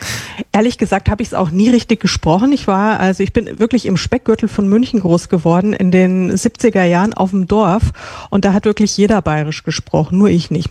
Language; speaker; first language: German; native; German